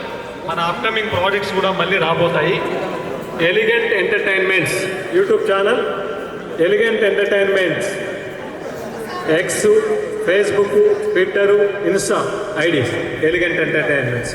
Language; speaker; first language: Telugu; native; Telugu